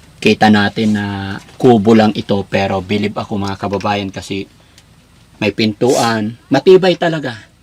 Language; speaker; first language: Filipino; native; Filipino